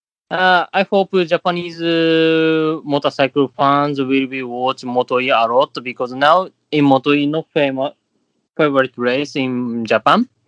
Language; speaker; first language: English; non-native, learner; Japanese